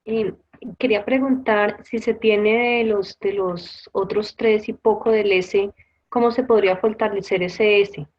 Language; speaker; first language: Spanish; native; Spanish